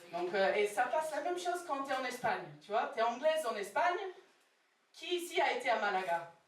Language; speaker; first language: French; non-native, fluent; English